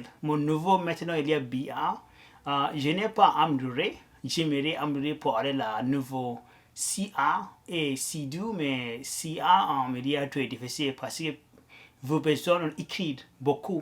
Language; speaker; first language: French; non-native, learner; Arabic